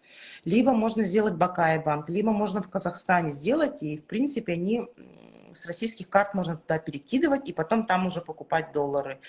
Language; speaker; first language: Russian; native; Russian